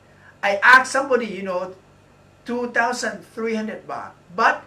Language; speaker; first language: English; non-native, learner; Thai